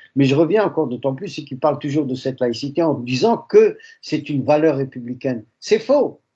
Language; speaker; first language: French; early bilingual, other home language; Arabic